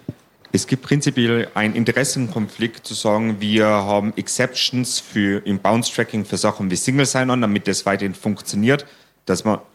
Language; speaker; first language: German; native; German